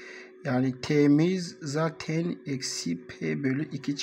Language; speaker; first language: Turkish; non-native, learner; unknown